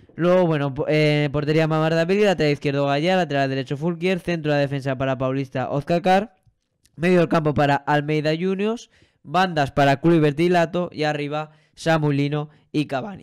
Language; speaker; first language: Spanish; native; Spanish